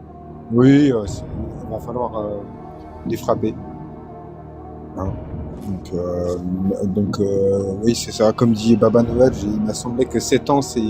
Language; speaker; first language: French; native; French